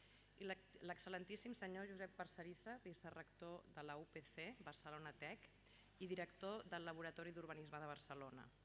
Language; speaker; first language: Catalan; native; Catalan